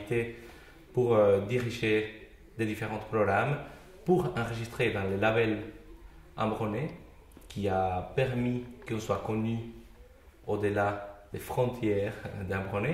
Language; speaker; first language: French; non-native, fluent; Spanish